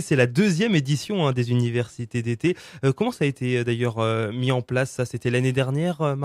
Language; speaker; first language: French; native; French